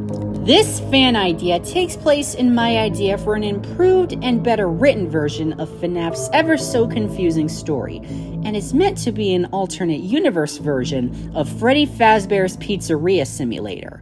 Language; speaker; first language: English; native; English